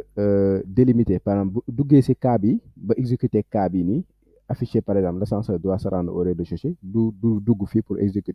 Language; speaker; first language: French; non-native, local second language; Wolof